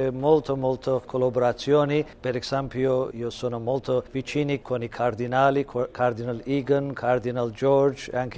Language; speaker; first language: Italian; non-native, learner; Armenian